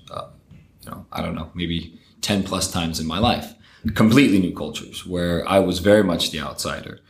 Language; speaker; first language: English; early bilingual, other home language; Danish